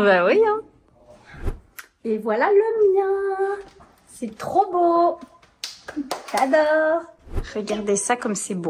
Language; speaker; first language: French; native; French